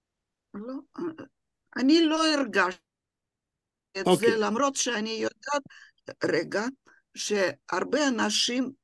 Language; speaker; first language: Hebrew; non-native, fluent; Russian